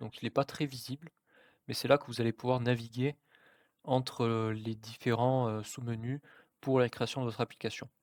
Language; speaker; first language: French; native; French